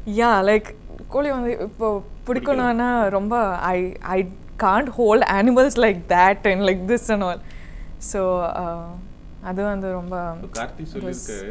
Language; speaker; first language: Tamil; non-native, learner; Kannada